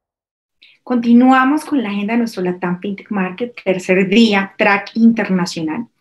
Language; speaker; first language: Spanish; native; Spanish